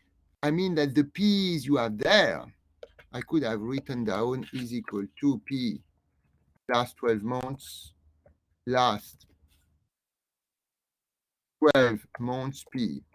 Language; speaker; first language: English; non-native, fluent; French